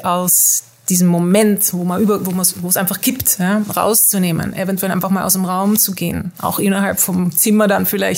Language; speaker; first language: German; early bilingual, heritage; German